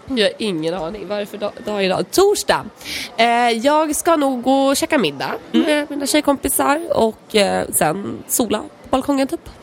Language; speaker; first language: Swedish; early bilingual, other home language; Polish